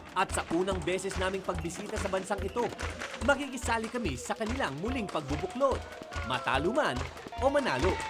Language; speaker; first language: Filipino; native; Filipino